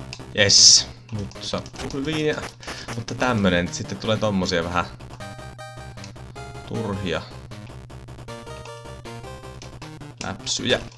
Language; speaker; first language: Finnish; native; Finnish